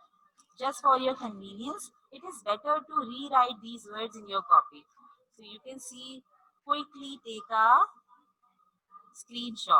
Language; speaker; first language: English; non-native, local second language; Urdu